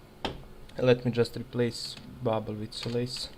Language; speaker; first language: English; non-native, fluent; Serbian